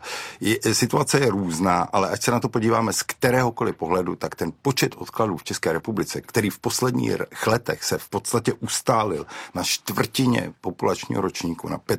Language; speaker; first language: Czech; native; Czech